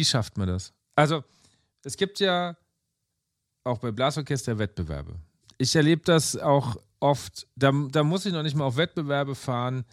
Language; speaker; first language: German; native; German